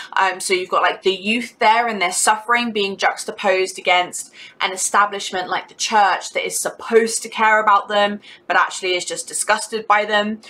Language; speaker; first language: English; native; English